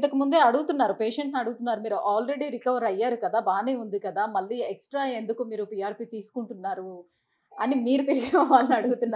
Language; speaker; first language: Telugu; native; Telugu